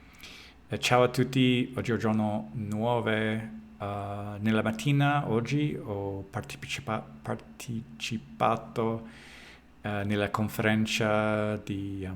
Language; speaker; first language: Italian; non-native, learner; English